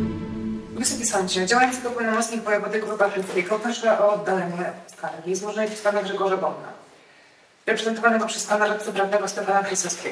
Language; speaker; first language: Polish; native; Polish